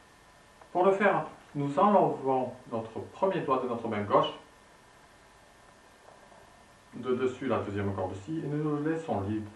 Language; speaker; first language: French; native; French